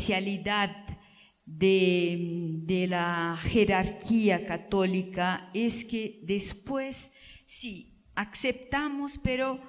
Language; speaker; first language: Spanish; non-native, fluent; Portuguese